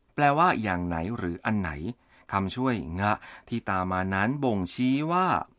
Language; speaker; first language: Thai; native; Thai